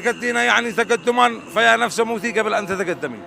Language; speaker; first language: Arabic; native; Arabic